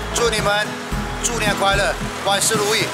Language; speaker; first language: Chinese; non-native, fluent; Turkish